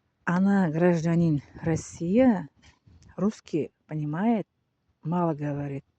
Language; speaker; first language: Russian; non-native, local second language; Tajik